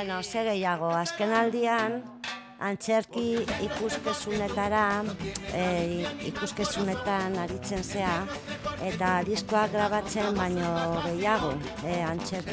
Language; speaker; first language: Basque; non-native, local second language; Spanish